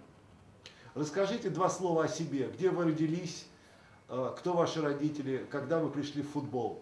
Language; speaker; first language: Russian; native; Russian